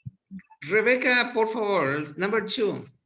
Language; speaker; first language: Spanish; native; Spanish